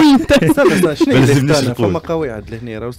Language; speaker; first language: Arabic; native; Arabic